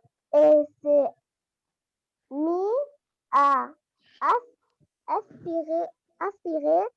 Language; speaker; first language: French; non-native, learner; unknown